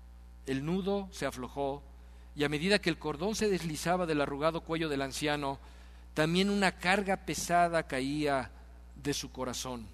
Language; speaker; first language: Spanish; native; Spanish